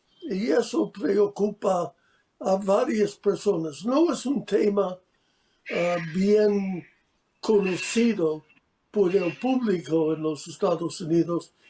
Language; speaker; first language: Spanish; non-native, fluent; English